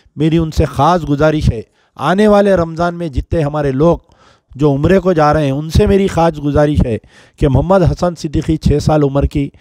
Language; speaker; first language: Hindi; non-native, local second language; Urdu